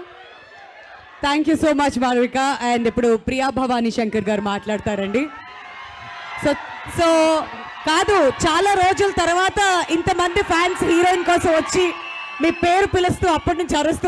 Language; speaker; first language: Telugu; native; Telugu